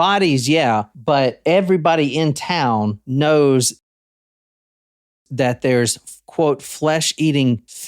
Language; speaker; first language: English; native; English